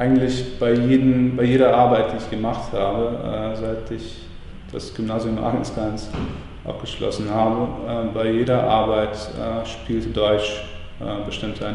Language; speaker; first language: German; non-native, fluent; Latvian